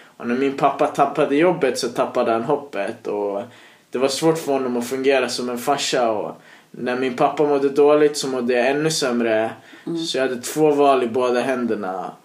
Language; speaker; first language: Swedish; early bilingual, other home language; Persian